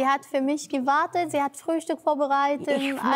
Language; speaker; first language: German; non-native, learner; Arabic